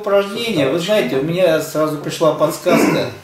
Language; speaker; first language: Russian; native; Russian